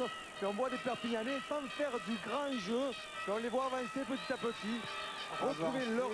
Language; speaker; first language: French; native; French